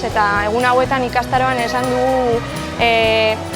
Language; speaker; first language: Basque; native; Basque